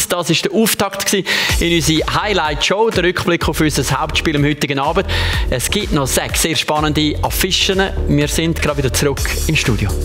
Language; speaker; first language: German; native; German